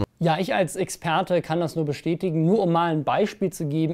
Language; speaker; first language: German; native; German